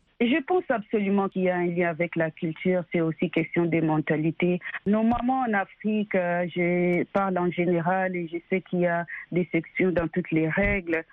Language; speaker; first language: French; non-native, local second language; Lingala